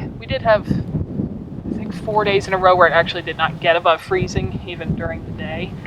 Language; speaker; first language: English; native; English